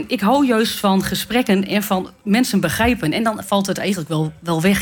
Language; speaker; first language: Dutch; native; Dutch